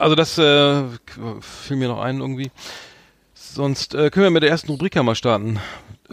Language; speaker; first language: German; native; German